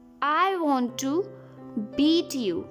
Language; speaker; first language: English; non-native, local second language; Hindi